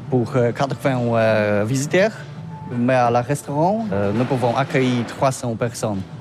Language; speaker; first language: French; non-native, learner; Polish